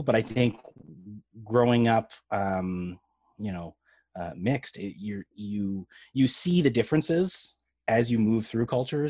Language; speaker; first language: English; native; English